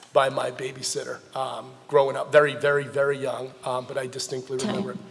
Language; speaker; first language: English; native; English